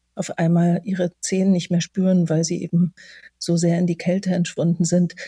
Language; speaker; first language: German; native; German